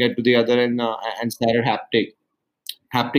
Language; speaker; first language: English; non-native, local second language; Hindi